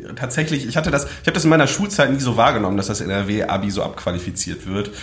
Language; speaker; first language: German; native; German